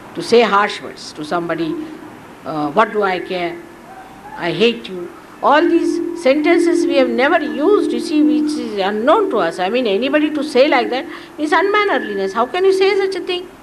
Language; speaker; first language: English; non-native, local second language; Marathi